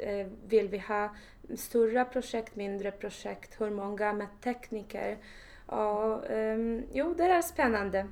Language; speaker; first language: Swedish; non-native, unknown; Polish